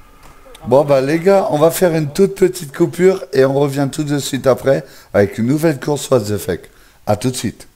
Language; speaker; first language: French; native; French